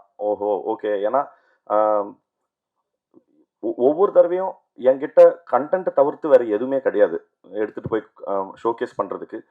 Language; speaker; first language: Tamil; native; Tamil